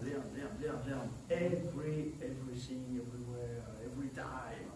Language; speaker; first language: English; non-native, learner; French